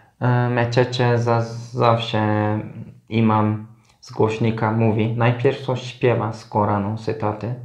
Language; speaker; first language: Polish; non-native, learner; Turkish